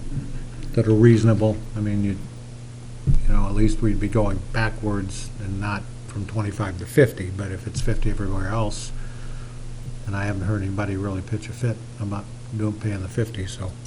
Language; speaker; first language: English; native; English